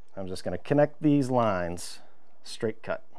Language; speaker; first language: English; native; English